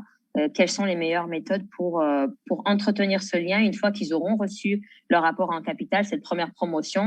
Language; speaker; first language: French; native; French